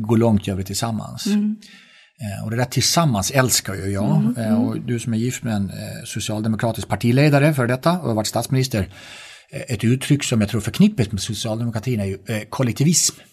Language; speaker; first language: Swedish; native; Swedish